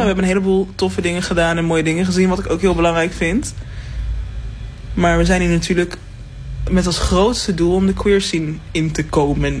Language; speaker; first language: Dutch; native; Dutch